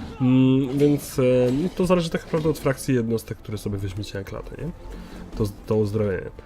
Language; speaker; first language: Polish; native; Polish